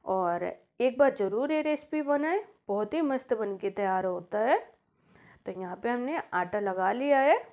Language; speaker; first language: Hindi; native; Hindi